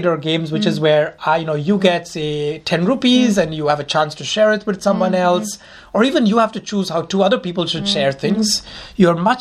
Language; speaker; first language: English; non-native, local second language; Hindi